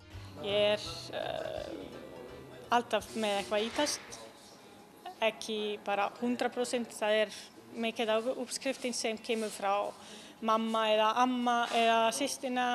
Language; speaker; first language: Icelandic; non-native, learner; Italian